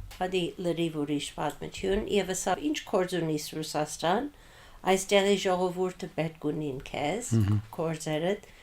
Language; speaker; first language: Armenian; early bilingual, heritage; Armenian